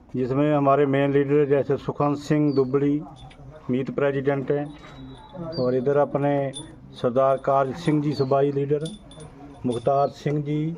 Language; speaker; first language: Hindi; non-native, local second language; Punjabi